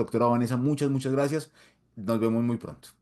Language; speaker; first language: Spanish; native; Spanish